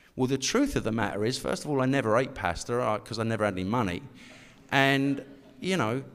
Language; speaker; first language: English; native; English